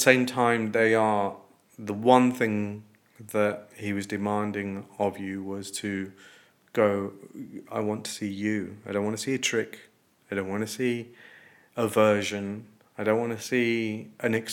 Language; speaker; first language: English; native; English